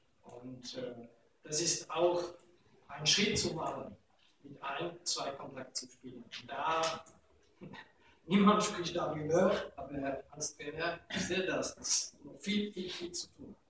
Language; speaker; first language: German; non-native, local second language; French